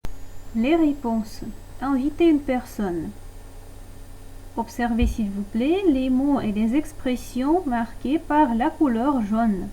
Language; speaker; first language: French; non-native, fluent; Russian